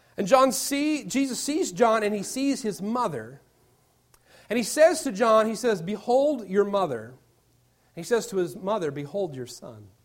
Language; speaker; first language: English; native; English